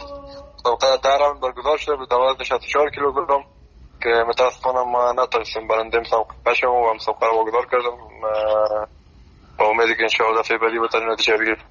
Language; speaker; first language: Persian; native; Persian